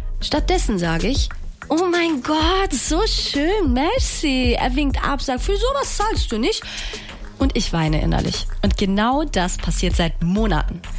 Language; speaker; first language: German; native; German